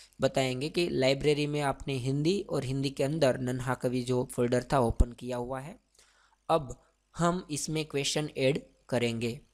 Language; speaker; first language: Hindi; non-native, local second language; Gujarati